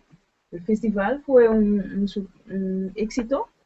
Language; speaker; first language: Spanish; non-native, learner; Dutch